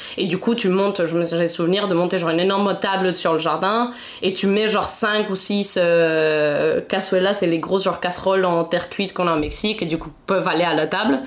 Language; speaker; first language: French; non-native, fluent; Spanish